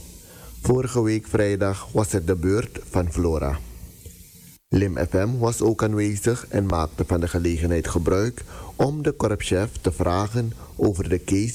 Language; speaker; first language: Dutch; native; Dutch